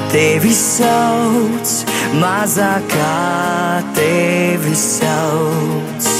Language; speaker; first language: Latvian; native; Latvian